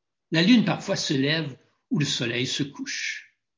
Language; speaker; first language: French; native; French